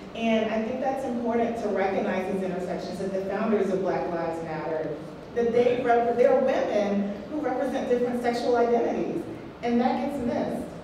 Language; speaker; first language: English; native; English